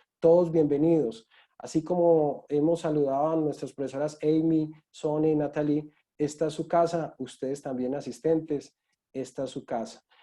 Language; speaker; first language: Spanish; native; Spanish